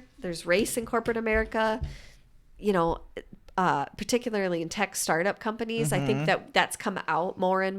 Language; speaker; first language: English; native; English